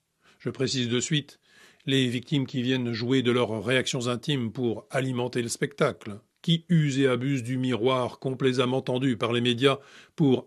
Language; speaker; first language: French; native; French